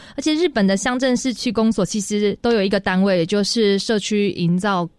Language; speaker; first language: Chinese; non-native, local second language; Hakka Chinese